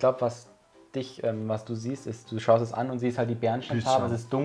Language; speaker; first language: German; native; German